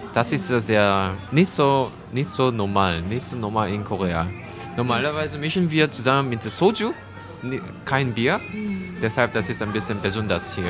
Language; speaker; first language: German; non-native, learner; Korean